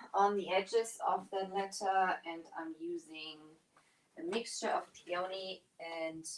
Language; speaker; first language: English; non-native, fluent; German